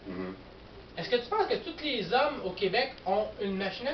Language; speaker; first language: French; native; French